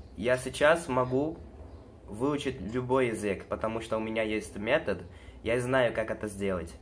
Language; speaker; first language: Russian; non-native, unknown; Portuguese